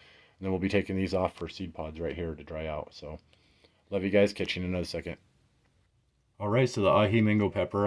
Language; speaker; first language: English; native; English